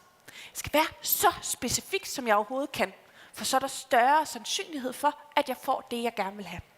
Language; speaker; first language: Danish; native; Danish